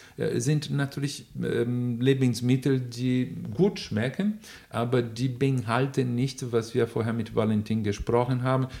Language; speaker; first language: German; non-native, fluent; Portuguese